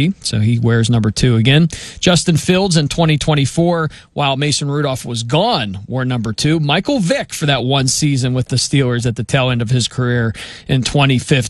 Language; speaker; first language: English; native; English